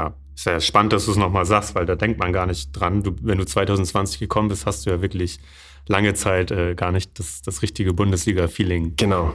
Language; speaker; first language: German; native; German